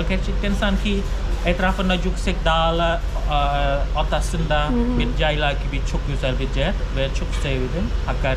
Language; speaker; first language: Turkish; non-native, fluent; Khmer